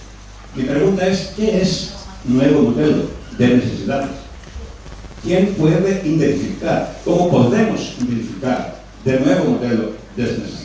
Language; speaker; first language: Spanish; non-native, learner; Greek